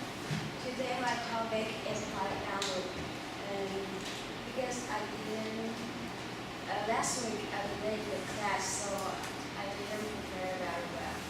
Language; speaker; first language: English; non-native, learner; Chinese